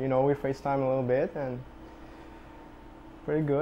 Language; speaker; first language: English; non-native, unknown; French